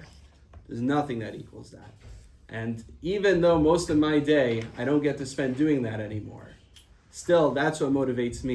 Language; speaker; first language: English; native; English